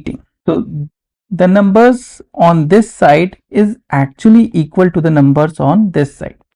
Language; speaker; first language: English; non-native, local second language; Hindi